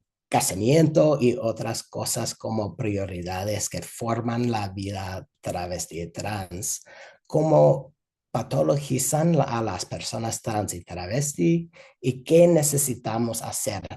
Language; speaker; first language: Spanish; non-native, fluent; English